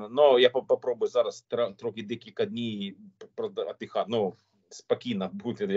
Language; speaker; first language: Ukrainian; non-native, learner; Swedish